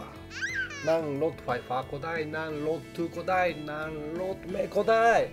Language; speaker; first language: Thai; non-native, learner; Japanese